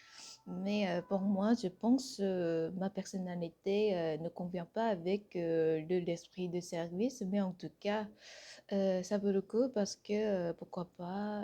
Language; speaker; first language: French; non-native, fluent; Korean